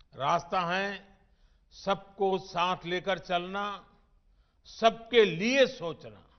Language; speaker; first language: Hindi; non-native, local second language; Gujarati